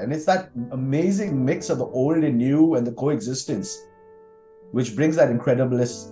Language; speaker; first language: English; non-native, local second language; Hindi